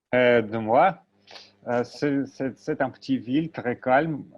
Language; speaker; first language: French; non-native, learner; Russian